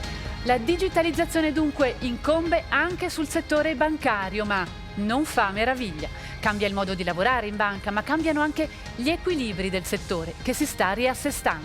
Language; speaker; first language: Italian; native; Italian